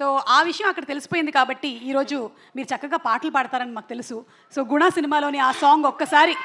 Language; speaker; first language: Telugu; native; Telugu